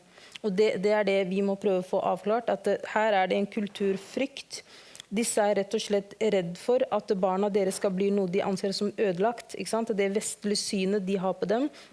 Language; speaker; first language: Norwegian; early bilingual, other home language; Somali